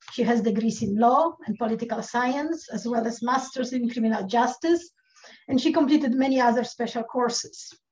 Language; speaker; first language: English; non-native, fluent; Polish